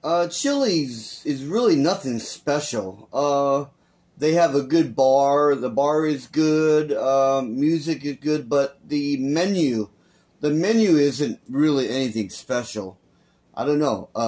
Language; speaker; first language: English; native; English